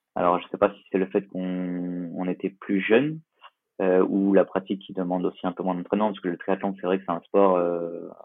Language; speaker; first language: French; native; French